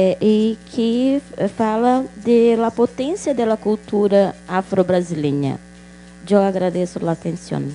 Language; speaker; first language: Portuguese; non-native, local second language; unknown